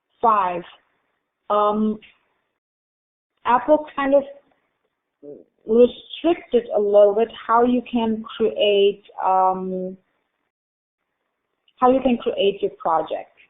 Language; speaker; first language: English; non-native, fluent; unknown